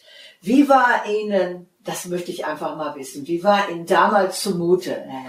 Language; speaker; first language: German; native; German